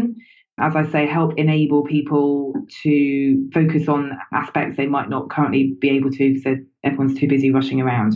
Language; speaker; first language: English; native; English